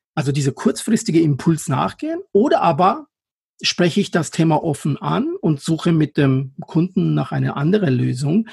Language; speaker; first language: German; non-native, fluent; Persian